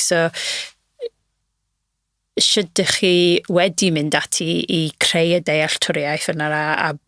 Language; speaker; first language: Welsh; non-native, local second language; English